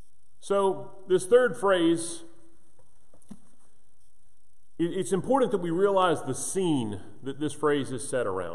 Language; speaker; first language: English; native; English